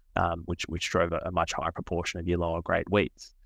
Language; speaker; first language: English; native; English